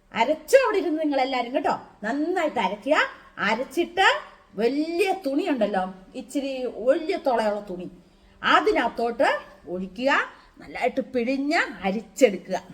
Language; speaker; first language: Malayalam; native; Malayalam